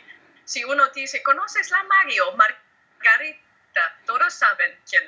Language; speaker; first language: Spanish; non-native, learner; German